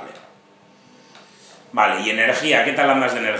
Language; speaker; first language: Spanish; native; Spanish